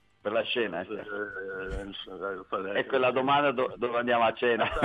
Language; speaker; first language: Italian; native; Italian